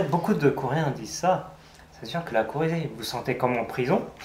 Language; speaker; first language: French; native; French